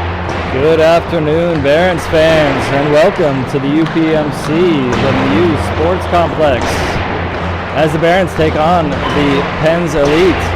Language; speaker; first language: English; native; English